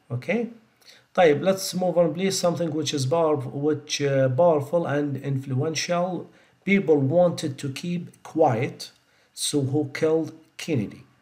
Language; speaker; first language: English; non-native, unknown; Arabic